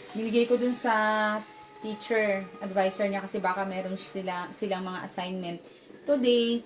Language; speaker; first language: Filipino; native; Filipino